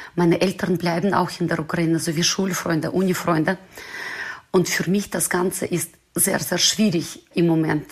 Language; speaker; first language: German; non-native, fluent; Ukrainian